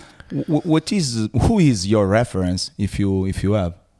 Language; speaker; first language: English; non-native, learner; Italian